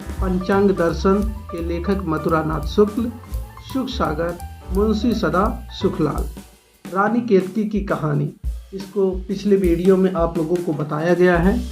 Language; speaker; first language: Hindi; native; Hindi